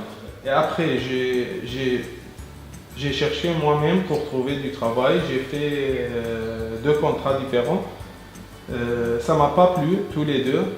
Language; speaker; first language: French; non-native, fluent; Arabic